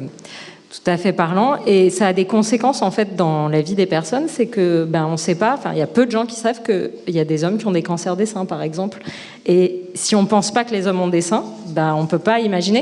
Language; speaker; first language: French; native; French